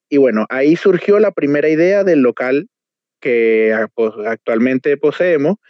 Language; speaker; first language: Spanish; native; Spanish